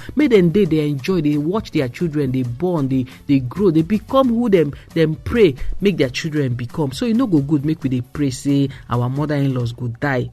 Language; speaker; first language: Nigerian Pidgin; non-native, local second language; Igbo